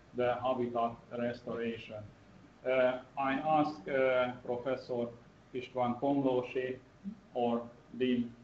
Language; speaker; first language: English; non-native, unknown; Hungarian